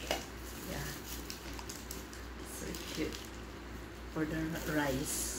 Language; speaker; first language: English; non-native, local second language; Filipino